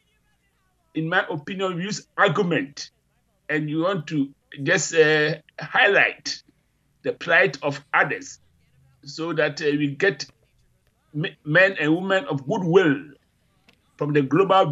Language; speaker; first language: English; non-native, local second language; Akan